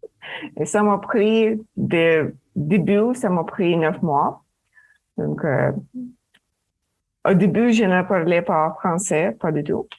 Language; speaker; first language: French; non-native, learner; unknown